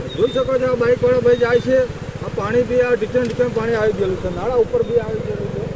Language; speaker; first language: Gujarati; native; Gujarati